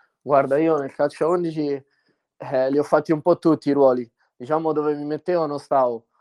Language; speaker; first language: Italian; native; Italian